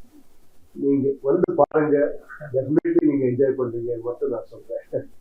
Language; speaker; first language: Tamil; non-native, learner; Kannada